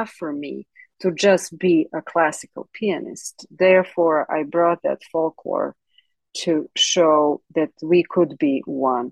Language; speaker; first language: English; non-native, fluent; Serbian